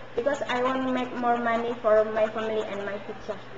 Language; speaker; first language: English; non-native, learner; Indonesian